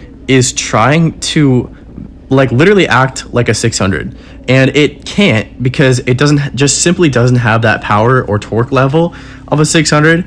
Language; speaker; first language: English; native; English